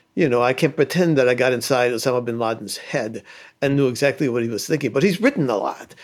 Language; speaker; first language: English; early bilingual, other home language; Spanish